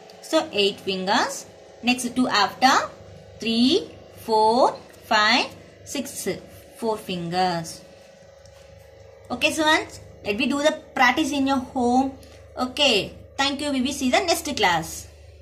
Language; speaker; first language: English; non-native, local second language; Tamil